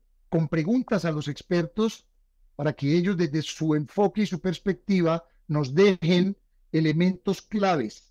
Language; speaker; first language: Spanish; native; Spanish